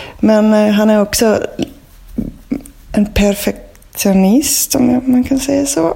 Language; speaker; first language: Swedish; non-native, fluent; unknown